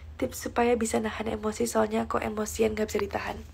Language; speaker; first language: Indonesian; early bilingual, heritage; Indonesian